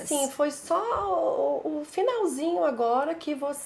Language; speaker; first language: Portuguese; native; Portuguese